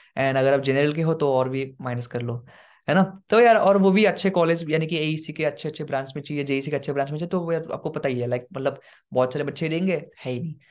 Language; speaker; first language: Hindi; non-native, local second language; Assamese